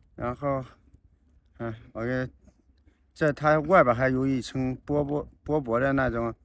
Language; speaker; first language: Chinese; native; Chinese